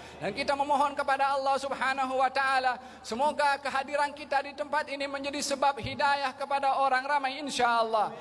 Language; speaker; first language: Malay; native; Malay